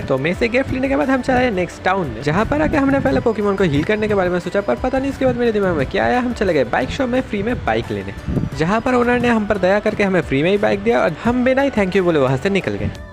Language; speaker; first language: Hindi; native; Hindi